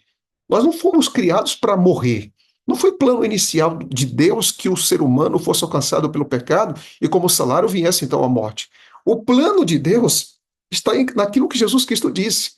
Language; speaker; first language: Portuguese; native; Portuguese